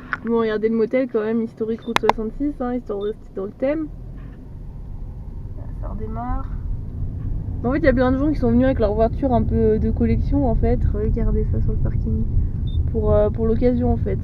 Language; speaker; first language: French; native; French